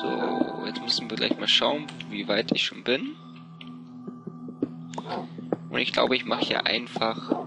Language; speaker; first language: German; native; German